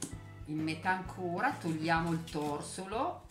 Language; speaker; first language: Italian; native; Italian